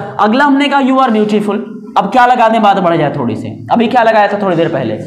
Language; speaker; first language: Hindi; native; Hindi